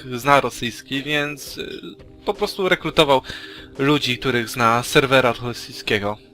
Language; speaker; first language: Polish; native; Polish